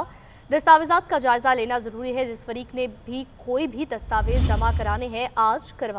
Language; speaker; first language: Urdu; native; Urdu